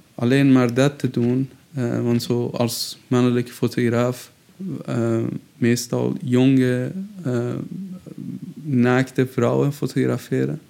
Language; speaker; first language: Dutch; non-native, fluent; Persian